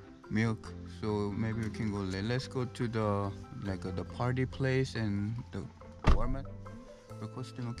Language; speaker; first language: English; non-native, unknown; Korean